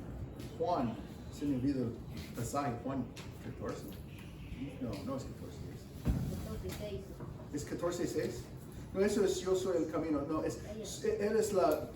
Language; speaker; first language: Spanish; non-native, fluent; English